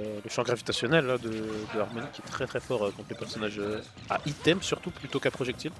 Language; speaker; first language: French; native; French